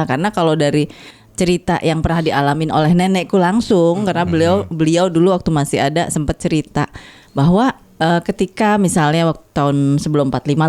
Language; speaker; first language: Indonesian; native; Indonesian